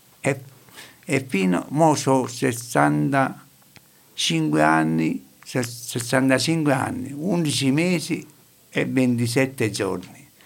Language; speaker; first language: Italian; non-native, learner; Arabic